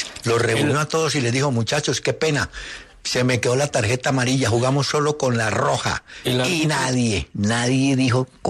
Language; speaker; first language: Spanish; native; Spanish